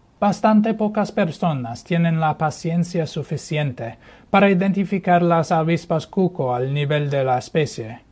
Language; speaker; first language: Spanish; non-native, fluent; English